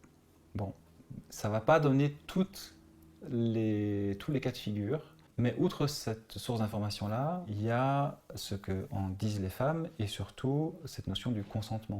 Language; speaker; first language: French; native; French